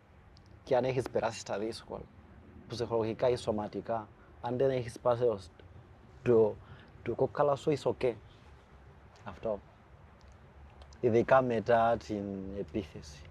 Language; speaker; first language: Greek; non-native, fluent; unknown